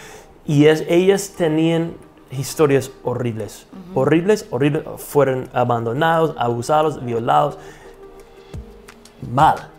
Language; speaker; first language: Spanish; non-native, fluent; English